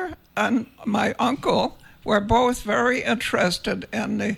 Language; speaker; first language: English; non-native, fluent; Danish